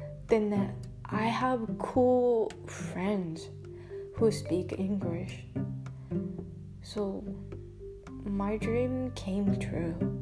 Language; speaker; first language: English; non-native, learner; Japanese